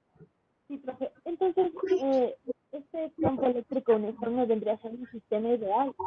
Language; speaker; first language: Spanish; native; Spanish